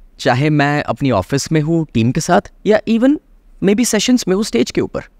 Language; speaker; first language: Hindi; native; Hindi